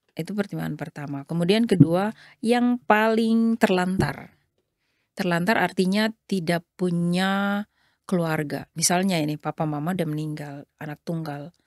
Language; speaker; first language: Indonesian; native; Indonesian